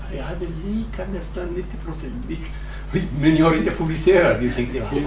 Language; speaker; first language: Swedish; non-native, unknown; Kurdish